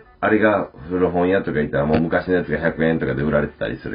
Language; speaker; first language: Japanese; native; Japanese